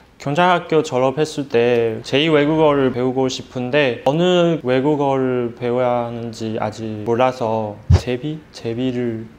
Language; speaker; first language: Korean; non-native, fluent; Chinese